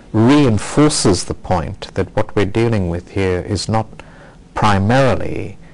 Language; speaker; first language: English; native; English